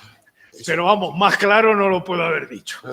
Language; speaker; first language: Spanish; native; Spanish